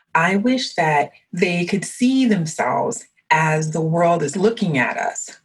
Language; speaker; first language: English; early bilingual, other home language; French